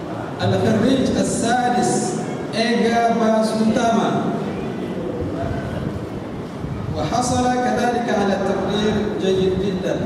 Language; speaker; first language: Arabic; non-native, fluent; Indonesian